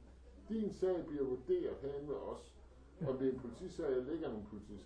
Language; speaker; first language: Danish; native; Danish